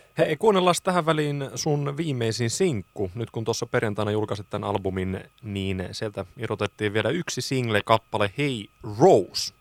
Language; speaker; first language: Finnish; native; Finnish